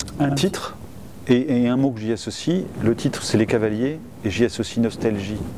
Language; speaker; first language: French; native; French